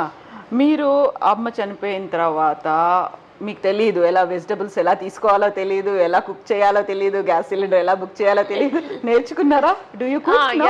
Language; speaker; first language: Telugu; native; Telugu